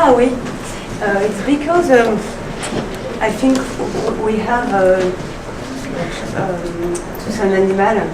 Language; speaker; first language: English; non-native, learner; French